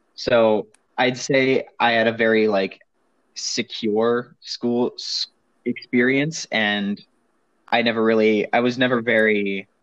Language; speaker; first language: English; native; English